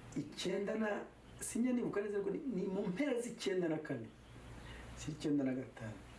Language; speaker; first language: Kinyarwanda; native; Kinyarwanda